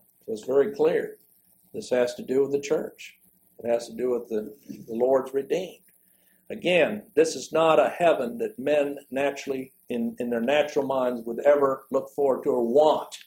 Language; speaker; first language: English; native; English